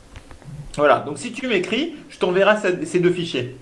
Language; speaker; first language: French; native; French